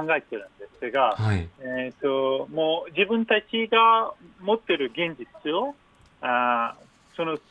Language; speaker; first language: Japanese; non-native, fluent; Persian